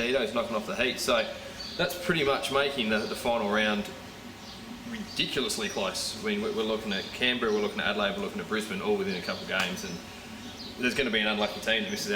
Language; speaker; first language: English; native; English